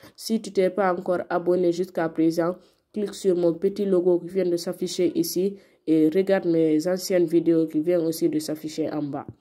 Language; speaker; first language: French; non-native, local second language; Fula